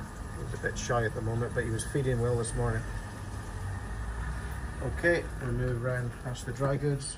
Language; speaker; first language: English; native; English